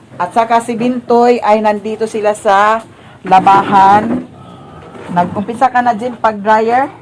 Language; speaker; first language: Filipino; non-native, local second language; Cebuano